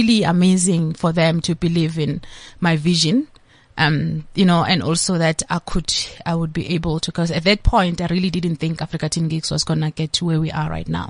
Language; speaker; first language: English; non-native, local second language; Zulu